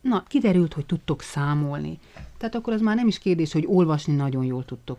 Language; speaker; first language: Hungarian; native; Hungarian